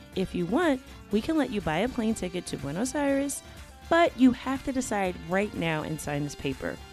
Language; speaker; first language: English; native; English